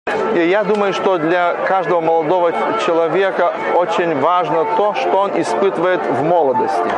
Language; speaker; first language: Russian; non-native, fluent; Polish